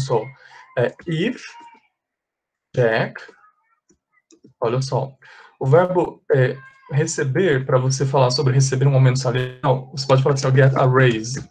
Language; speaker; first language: Portuguese; native; Portuguese